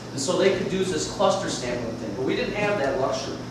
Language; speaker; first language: English; native; English